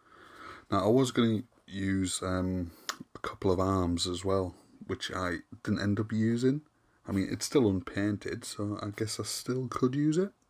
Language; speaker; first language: English; native; English